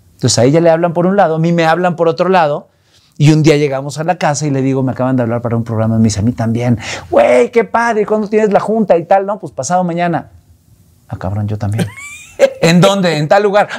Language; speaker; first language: Spanish; native; Spanish